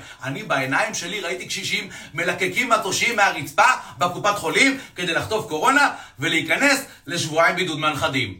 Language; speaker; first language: Hebrew; native; Hebrew